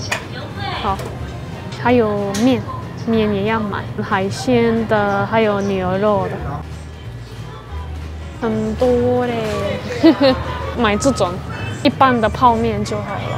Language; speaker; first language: Chinese; non-native, fluent; Turkish